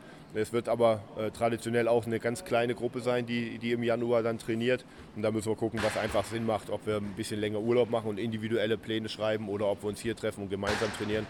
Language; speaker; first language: German; native; German